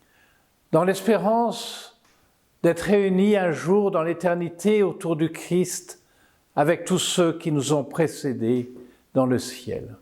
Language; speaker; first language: French; native; French